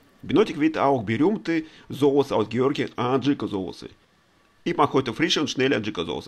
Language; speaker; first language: German; non-native, learner; Russian